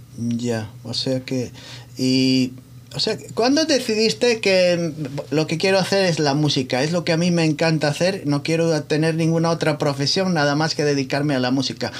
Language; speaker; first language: Spanish; native; Spanish